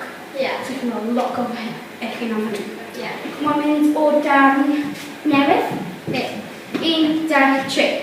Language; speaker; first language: Welsh; non-native, local second language; English